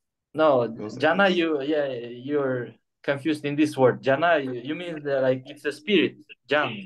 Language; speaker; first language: English; non-native, fluent; Kyrgyz